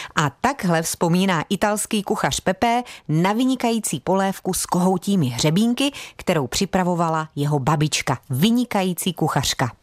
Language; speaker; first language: Czech; native; Czech